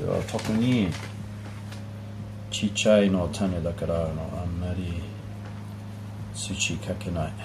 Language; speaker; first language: Japanese; non-native, learner; English